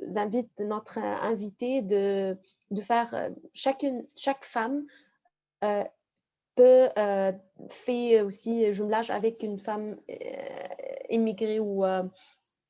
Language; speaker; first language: French; non-native, fluent; Arabic